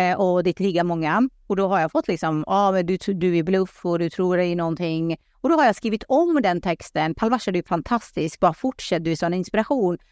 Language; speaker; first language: Swedish; early bilingual, other home language; Pashto